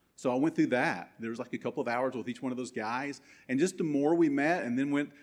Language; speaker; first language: English; native; English